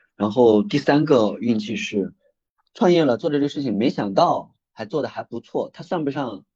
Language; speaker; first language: Chinese; native; Chinese